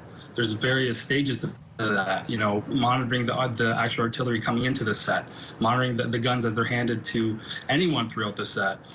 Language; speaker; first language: English; native; English